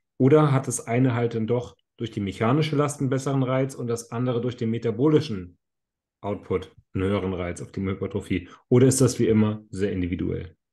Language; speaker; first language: German; native; German